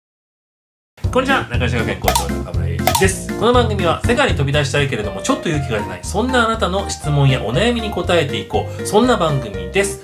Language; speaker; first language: Japanese; native; Japanese